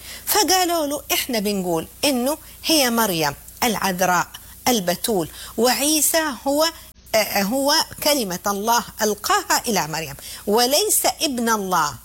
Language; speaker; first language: Arabic; native; Arabic